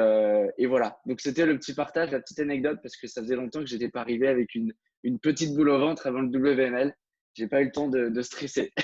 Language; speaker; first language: French; native; French